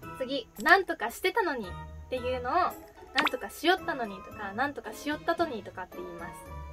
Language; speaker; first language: Japanese; native; Japanese